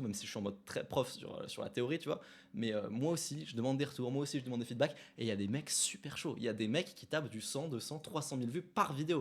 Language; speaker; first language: French; native; French